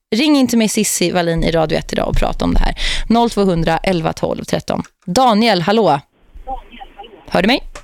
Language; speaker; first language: Swedish; native; Swedish